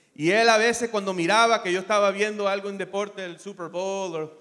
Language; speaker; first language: Spanish; early bilingual, other home language; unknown